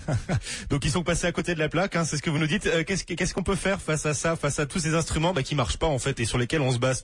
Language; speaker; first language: French; native; French